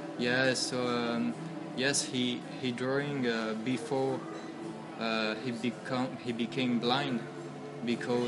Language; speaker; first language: English; non-native, learner; French